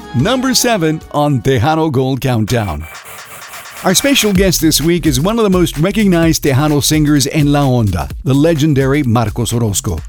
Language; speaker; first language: English; early bilingual, other home language; Spanish